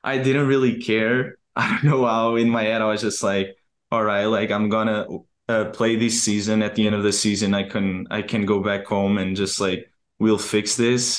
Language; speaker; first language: English; non-native, fluent; Portuguese